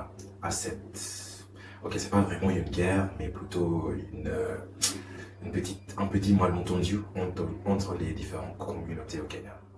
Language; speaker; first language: French; non-native, fluent; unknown